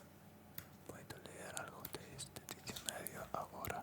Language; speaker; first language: Spanish; non-native, learner; Russian